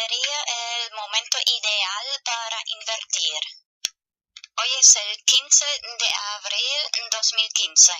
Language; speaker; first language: Spanish; non-native, fluent; German